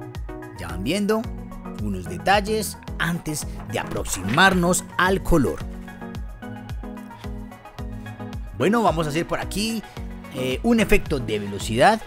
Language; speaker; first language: Spanish; native; Spanish